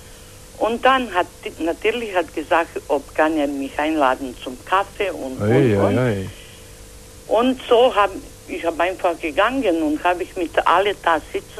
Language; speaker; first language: German; non-native, fluent; Croatian